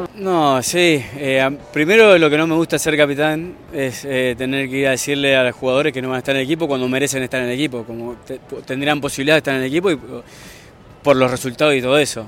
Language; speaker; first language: Spanish; native; Spanish